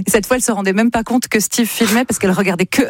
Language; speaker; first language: French; native; French